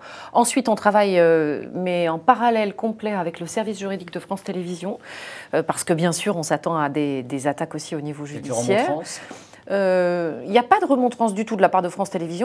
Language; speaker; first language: French; native; French